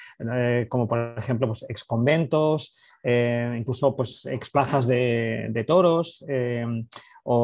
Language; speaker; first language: Spanish; native; Spanish